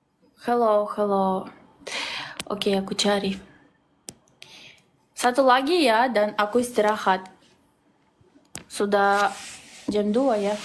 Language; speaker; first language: Indonesian; non-native, learner; Russian